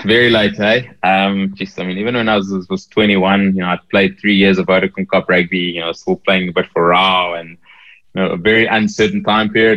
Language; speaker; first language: English; native; English